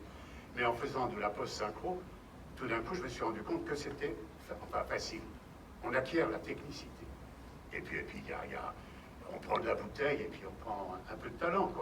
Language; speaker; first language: French; native; French